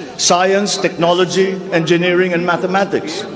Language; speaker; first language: English; non-native, local second language; Filipino